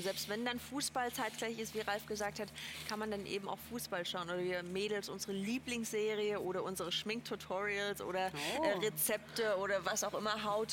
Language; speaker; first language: German; native; German